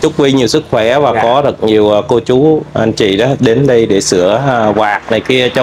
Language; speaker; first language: Vietnamese; native; Vietnamese